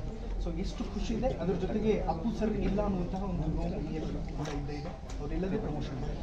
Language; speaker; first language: Kannada; native; Kannada